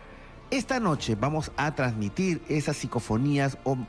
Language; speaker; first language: Spanish; native; Spanish